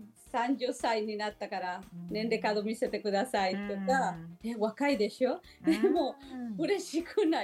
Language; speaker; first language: Japanese; non-native, learner; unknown